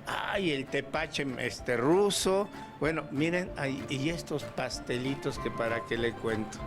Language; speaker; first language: Spanish; native; Spanish